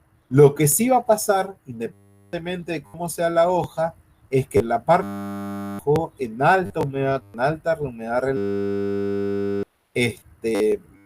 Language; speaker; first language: Spanish; native; Spanish